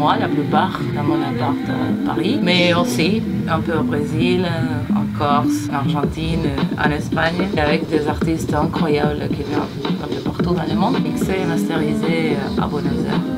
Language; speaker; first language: French; non-native, fluent; Spanish